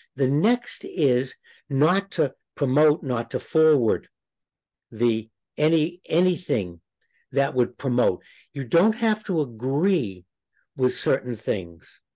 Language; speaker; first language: English; native; English